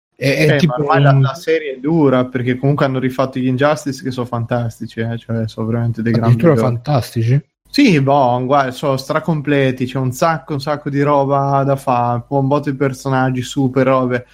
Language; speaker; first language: Italian; native; Italian